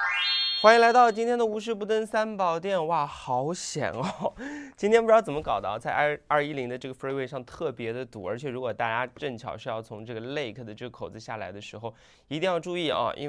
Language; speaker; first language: Chinese; native; Chinese